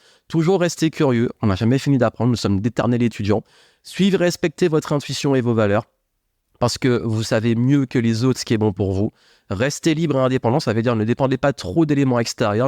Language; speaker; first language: French; native; French